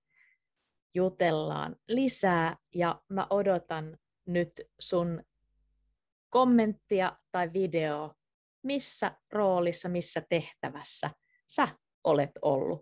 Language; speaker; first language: Finnish; native; Finnish